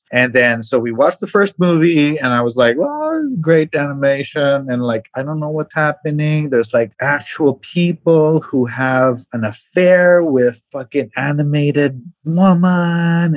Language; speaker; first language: English; non-native, local second language; Cebuano